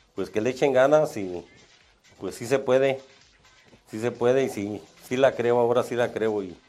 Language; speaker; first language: Spanish; native; Spanish